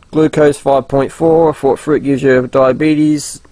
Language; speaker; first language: English; native; English